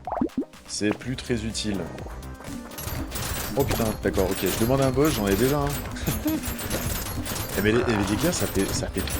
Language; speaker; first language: French; native; French